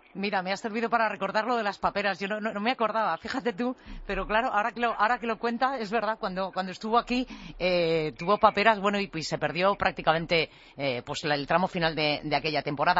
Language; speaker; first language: Spanish; native; Spanish